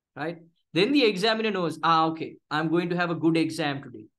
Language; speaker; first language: English; non-native, local second language; Sinhala